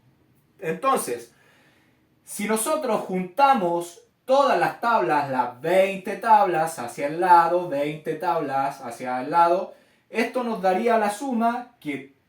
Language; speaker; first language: Spanish; native; Spanish